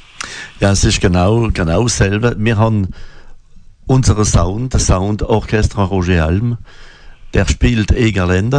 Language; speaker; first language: German; non-native, local second language; French